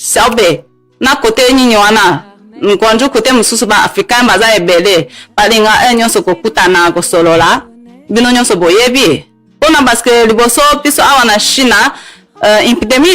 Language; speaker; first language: Lingala; non-native, fluent; Chinese